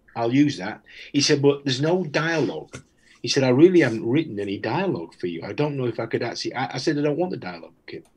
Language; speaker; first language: English; native; English